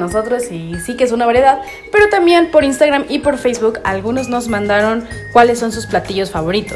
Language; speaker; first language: Spanish; native; Spanish